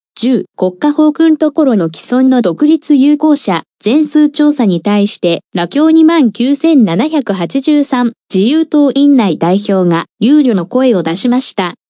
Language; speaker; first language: Japanese; non-native, fluent; Korean